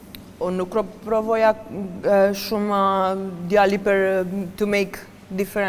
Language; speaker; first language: Albanian; non-native, learner; Romanian